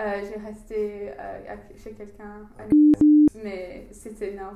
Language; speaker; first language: French; non-native, learner; English